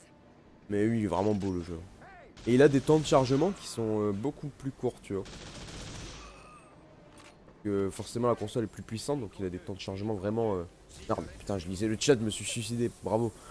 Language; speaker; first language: French; native; French